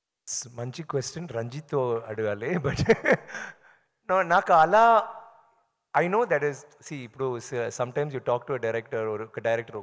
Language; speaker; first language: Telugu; non-native, learner; Tamil